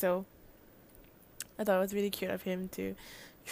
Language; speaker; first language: English; native; English